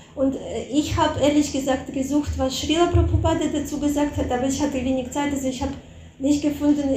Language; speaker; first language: German; non-native, fluent; Russian